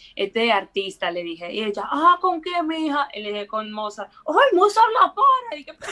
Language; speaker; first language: Spanish; early bilingual, heritage; Spanish